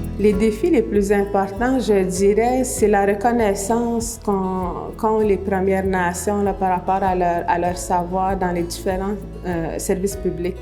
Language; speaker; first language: French; non-native, local second language; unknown